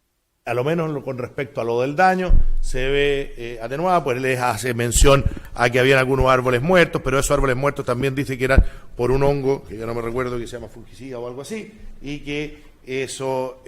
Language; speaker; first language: Spanish; native; Spanish